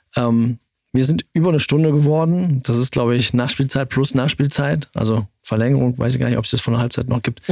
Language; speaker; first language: German; native; German